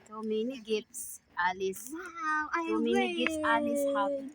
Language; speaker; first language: English; non-native, local second language; Filipino